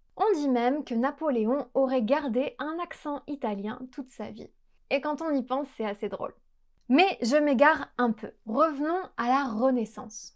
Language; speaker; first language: French; native; French